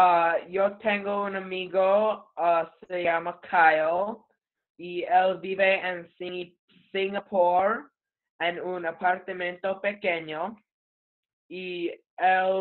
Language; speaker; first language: Spanish; non-native, learner; English